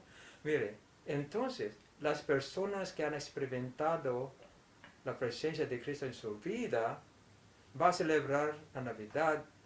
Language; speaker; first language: Spanish; non-native, fluent; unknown